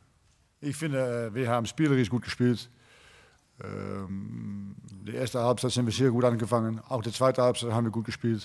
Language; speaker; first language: German; non-native, fluent; Dutch